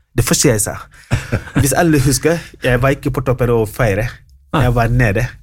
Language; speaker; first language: Norwegian; non-native, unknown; Wolof